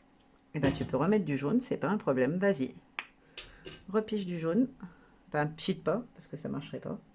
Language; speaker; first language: French; native; French